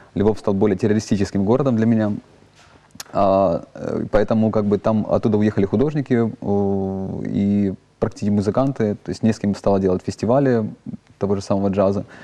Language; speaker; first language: Russian; native; Russian